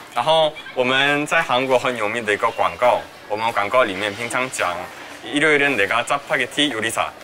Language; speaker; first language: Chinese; non-native, fluent; Korean